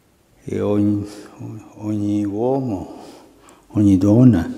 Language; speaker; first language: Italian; non-native, local second language; Spanish